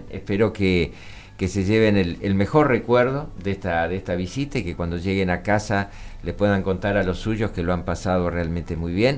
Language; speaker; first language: Spanish; native; Spanish